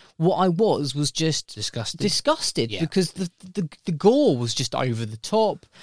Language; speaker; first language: English; native; English